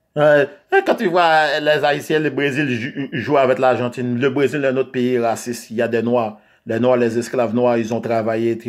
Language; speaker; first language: French; non-native, local second language; Haitian Creole